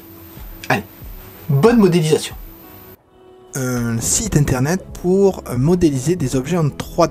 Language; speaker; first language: French; native; French